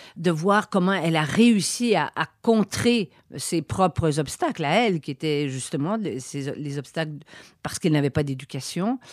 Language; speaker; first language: French; native; French